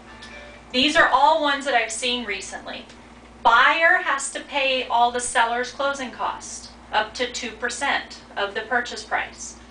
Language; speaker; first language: English; native; English